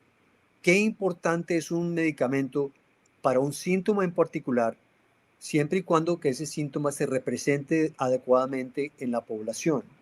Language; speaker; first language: Spanish; native; Spanish